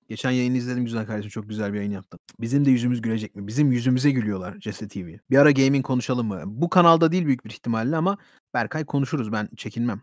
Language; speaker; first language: Turkish; early bilingual, heritage; Turkish